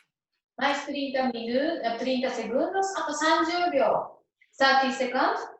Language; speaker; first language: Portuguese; non-native, learner; Japanese